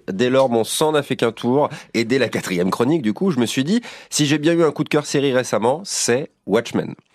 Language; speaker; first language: French; native; French